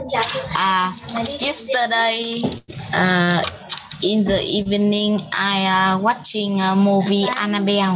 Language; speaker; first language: English; non-native, learner; Vietnamese